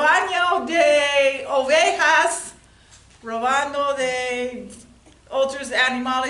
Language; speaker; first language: Spanish; non-native, learner; English